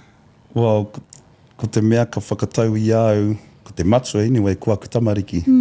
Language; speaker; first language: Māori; non-native, local second language; English